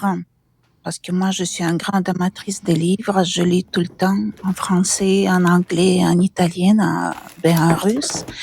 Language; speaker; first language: French; non-native, fluent; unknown